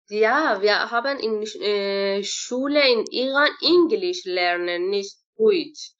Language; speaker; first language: German; non-native, learner; Persian